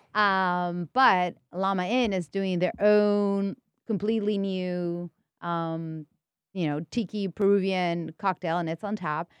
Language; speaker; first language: English; early bilingual, other home language; Spanish